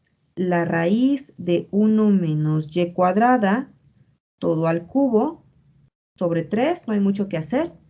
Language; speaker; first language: Spanish; native; Spanish